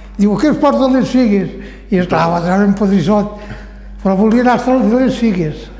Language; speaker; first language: Catalan; native; Catalan